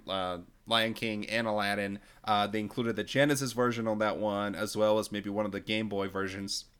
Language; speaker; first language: English; non-native, fluent; Portuguese